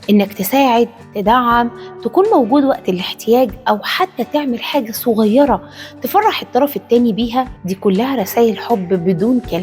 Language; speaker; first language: Arabic; native; Arabic